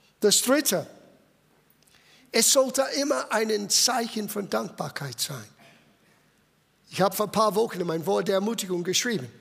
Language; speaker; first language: German; non-native, fluent; English